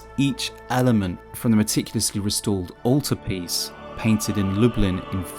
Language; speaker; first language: English; native; English